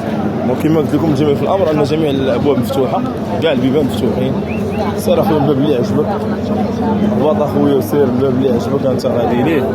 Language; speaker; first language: Arabic; native; Arabic